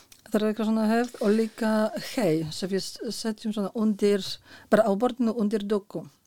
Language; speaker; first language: Icelandic; non-native, fluent; Polish